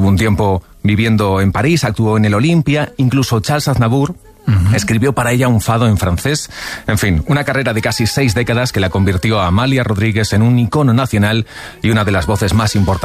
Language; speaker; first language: Spanish; native; Spanish